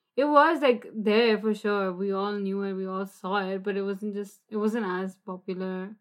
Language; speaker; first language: English; non-native, local second language; Hindi